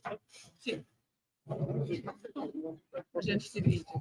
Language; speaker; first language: Portuguese; native; Portuguese